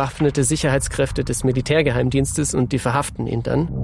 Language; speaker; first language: German; native; German